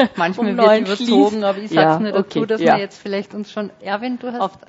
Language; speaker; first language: German; native; German